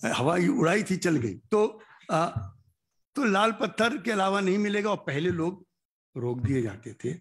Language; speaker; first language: Hindi; native; Hindi